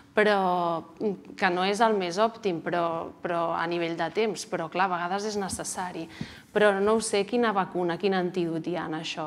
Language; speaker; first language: Catalan; native; Catalan